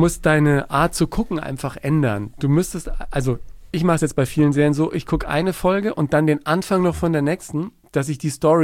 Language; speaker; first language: German; native; German